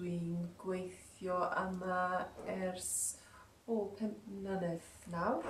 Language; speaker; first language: Welsh; non-native, learner; English